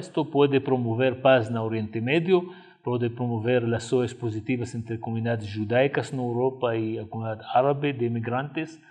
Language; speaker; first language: Portuguese; non-native, fluent; Arabic